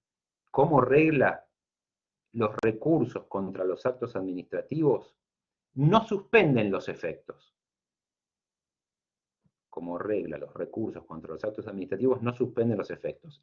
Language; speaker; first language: Spanish; native; Spanish